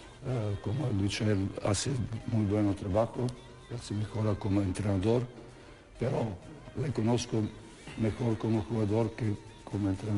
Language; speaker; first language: Spanish; non-native, fluent; Serbian